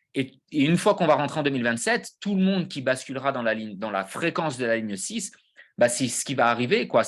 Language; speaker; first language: French; native; French